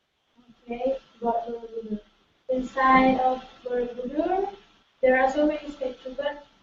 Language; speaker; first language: English; non-native, learner; Indonesian